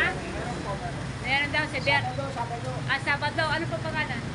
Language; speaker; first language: Filipino; native; Filipino